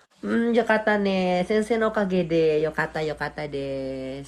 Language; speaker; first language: Japanese; non-native, learner; Indonesian